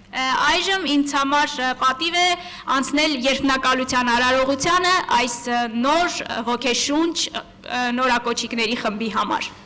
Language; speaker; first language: Armenian; native; Armenian